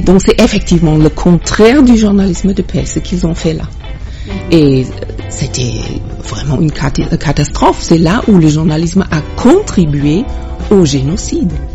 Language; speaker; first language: French; non-native, fluent; German